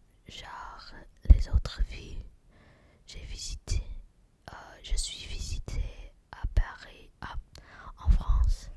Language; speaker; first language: French; non-native, learner; English